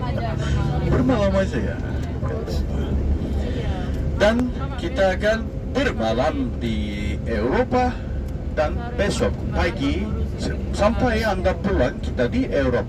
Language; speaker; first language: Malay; non-native, fluent; Turkish